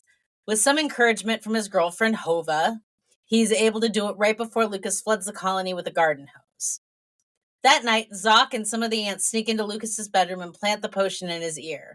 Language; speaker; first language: English; native; English